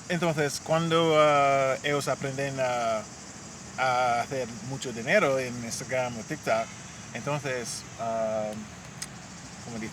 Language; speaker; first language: Spanish; non-native, learner; English